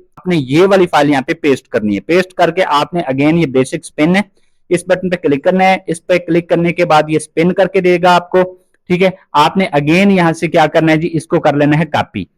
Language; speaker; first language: Urdu; non-native, local second language; Punjabi